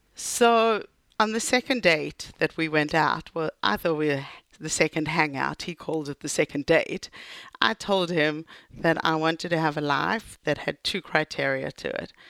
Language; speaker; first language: English; native; English